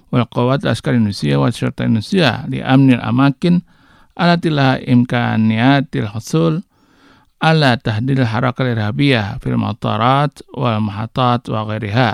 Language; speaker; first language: Arabic; non-native, fluent; Indonesian